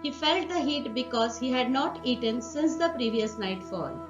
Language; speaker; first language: English; non-native, local second language; Marathi